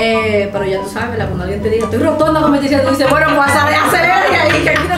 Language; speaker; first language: Spanish; native; Spanish